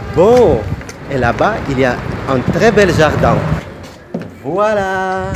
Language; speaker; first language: French; non-native, fluent; Russian